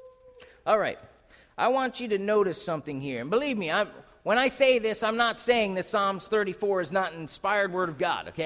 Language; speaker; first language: English; native; English